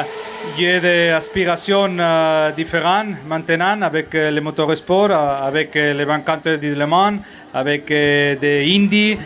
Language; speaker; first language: French; non-native, learner; Spanish